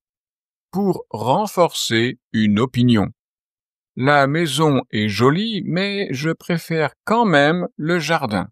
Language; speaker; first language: French; native; French